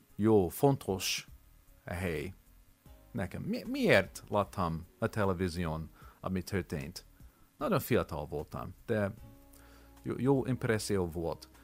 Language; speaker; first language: Hungarian; non-native, learner; English